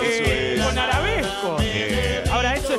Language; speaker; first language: Spanish; native; Spanish